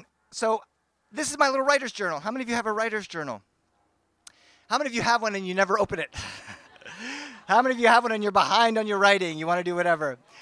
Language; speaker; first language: English; native; English